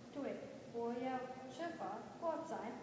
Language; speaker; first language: Chinese; non-native, learner; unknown